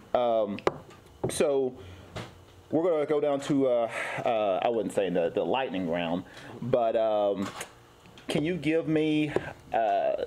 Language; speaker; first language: English; native; English